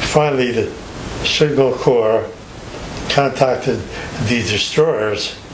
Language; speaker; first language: English; native; English